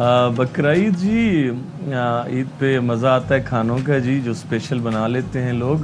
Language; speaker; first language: Hindi; non-native, local second language; Saraiki